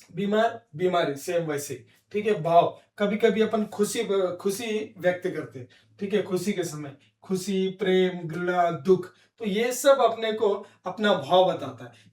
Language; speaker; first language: Hindi; non-native, local second language; Telugu